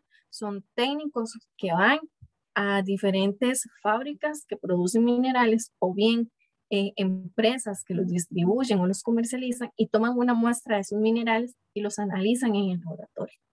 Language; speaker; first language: Spanish; native; Spanish